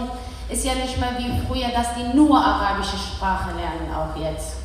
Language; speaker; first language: German; early bilingual, other home language; Kurdish